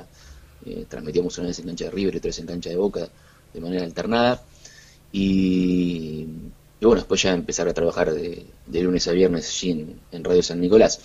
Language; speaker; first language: Spanish; native; Spanish